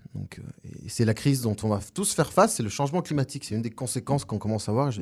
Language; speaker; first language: French; non-native, fluent; Spanish